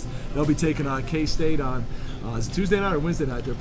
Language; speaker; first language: English; native; English